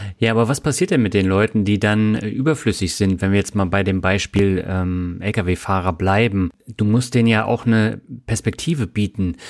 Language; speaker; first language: German; native; German